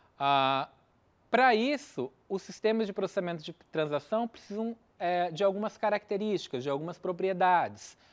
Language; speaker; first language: Portuguese; native; Portuguese